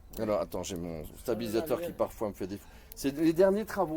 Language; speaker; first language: French; native; French